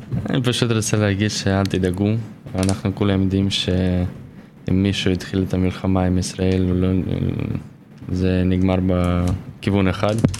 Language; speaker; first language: Hebrew; non-native, fluent; Ukrainian